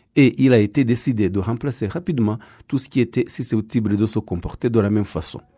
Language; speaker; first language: French; non-native, local second language; Kinyarwanda